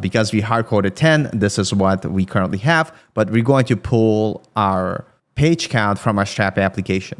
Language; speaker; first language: English; native; English